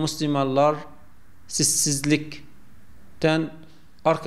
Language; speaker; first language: Turkish; non-native, fluent; Arabic